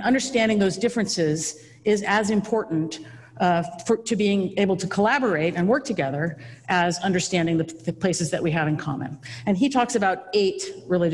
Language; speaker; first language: English; native; English